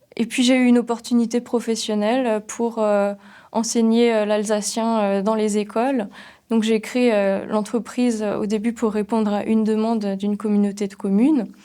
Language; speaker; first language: French; non-native, local second language; Swiss German